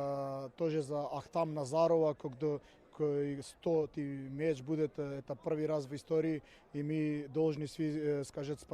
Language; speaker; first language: Russian; non-native, learner; Serbian